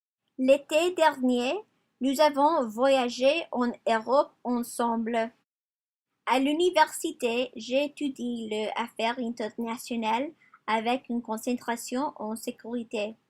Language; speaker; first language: French; non-native, learner; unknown